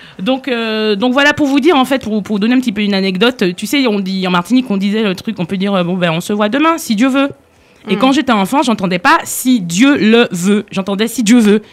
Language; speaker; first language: French; native; French